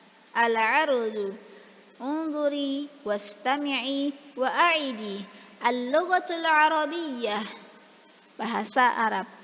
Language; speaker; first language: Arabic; non-native, fluent; Indonesian